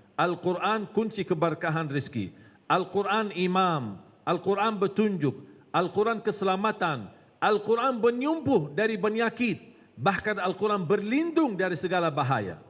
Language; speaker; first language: Malay; non-native, fluent; Arabic